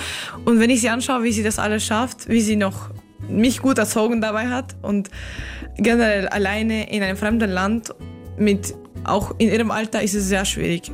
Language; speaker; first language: German; early bilingual, other home language; Ukrainian